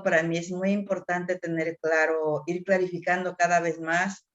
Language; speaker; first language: Spanish; native; Spanish